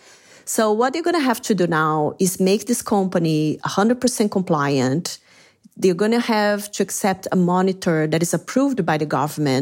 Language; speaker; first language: English; non-native, fluent; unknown